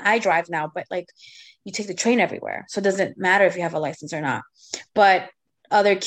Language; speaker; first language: English; native; English